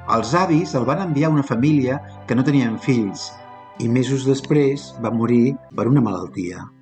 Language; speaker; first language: Catalan; native; Catalan